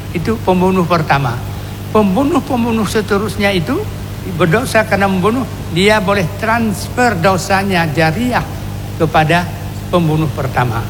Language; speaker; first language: Indonesian; non-native, local second language; Achinese